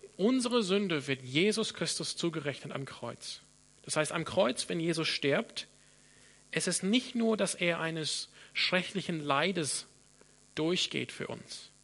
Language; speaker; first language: German; non-native, fluent; English